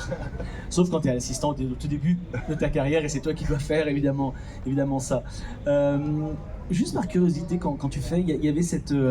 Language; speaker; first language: French; native; French